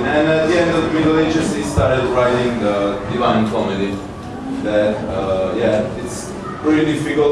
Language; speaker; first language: English; non-native, learner; Italian